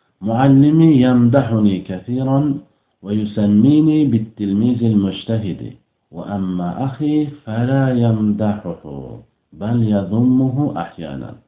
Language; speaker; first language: Arabic; non-native, fluent; Uzbek